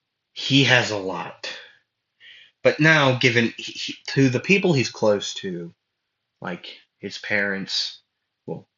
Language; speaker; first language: English; native; English